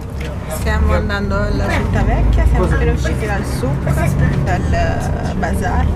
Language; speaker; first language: Italian; native; Italian